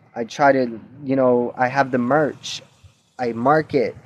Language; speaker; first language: English; native; English